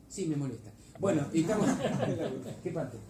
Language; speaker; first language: Spanish; native; Spanish